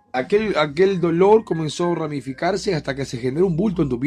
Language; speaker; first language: Spanish; native; Spanish